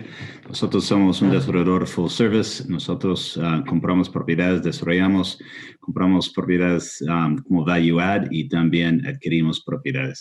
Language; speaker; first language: Spanish; non-native, fluent; English